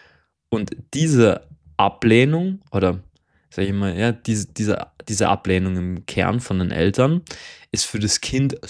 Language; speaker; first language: German; native; German